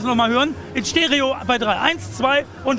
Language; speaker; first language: German; native; German